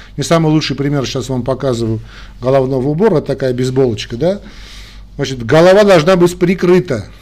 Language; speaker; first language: Russian; non-native, local second language; Armenian